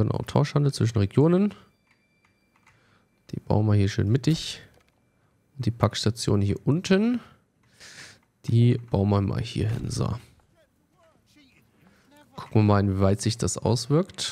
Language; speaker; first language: German; native; German